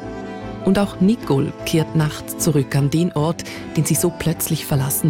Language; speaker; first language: German; native; German